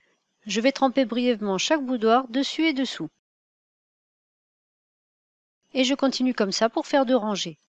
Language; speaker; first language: French; native; French